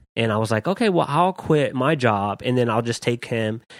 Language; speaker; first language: English; native; English